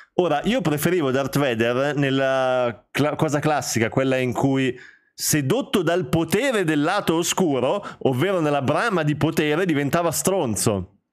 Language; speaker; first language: Italian; early bilingual, other home language; Albanian